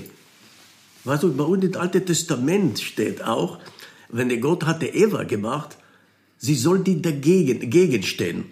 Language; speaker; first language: German; non-native, fluent; Hebrew